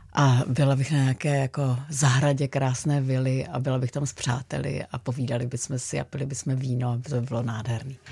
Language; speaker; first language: Czech; native; Czech